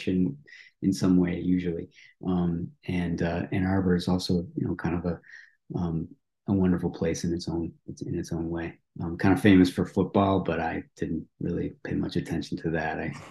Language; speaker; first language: English; native; English